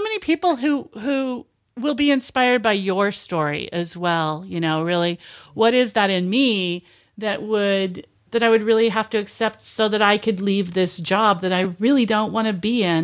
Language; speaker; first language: English; native; English